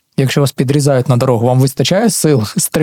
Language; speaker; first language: Ukrainian; native; Ukrainian